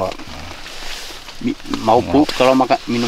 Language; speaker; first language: Indonesian; non-native, fluent; English